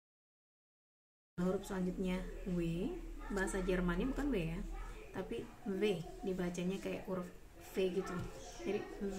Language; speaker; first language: Indonesian; native; Indonesian